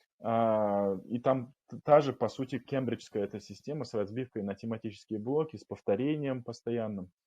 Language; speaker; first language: Russian; non-native, local second language; Kumyk